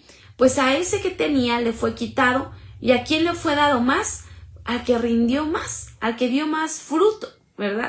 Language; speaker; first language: Spanish; native; Spanish